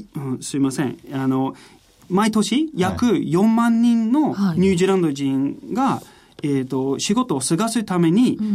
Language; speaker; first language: Japanese; non-native, fluent; English